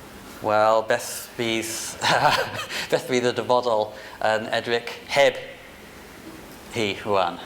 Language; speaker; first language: Welsh; non-native, fluent; English